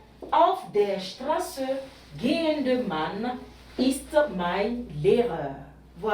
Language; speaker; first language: German; non-native, fluent; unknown